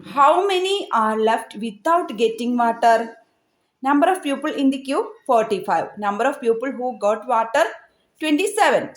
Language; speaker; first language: English; non-native, local second language; Malayalam